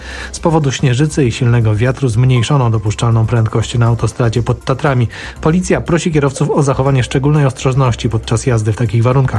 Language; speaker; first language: Polish; native; Polish